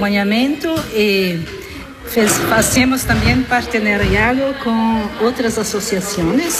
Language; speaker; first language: Spanish; non-native, learner; Italian